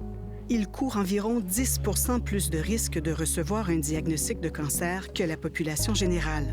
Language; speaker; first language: French; native; French